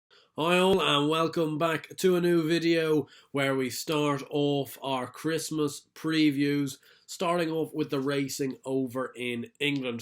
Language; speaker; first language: English; native; English